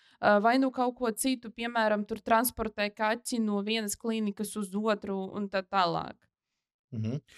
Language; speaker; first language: Latvian; non-native, local second language; Russian